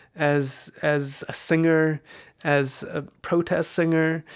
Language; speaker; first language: English; native; English